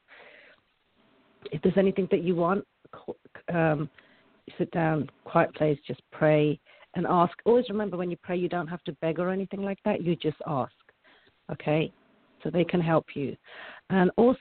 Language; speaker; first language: English; native; English